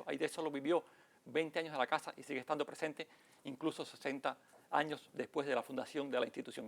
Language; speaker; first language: Spanish; native; Spanish